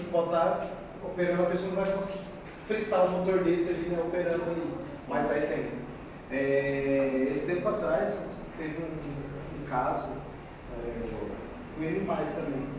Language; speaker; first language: Portuguese; native; Portuguese